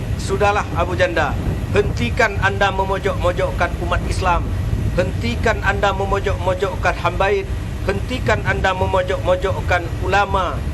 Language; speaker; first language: Malay; non-native, local second language; Achinese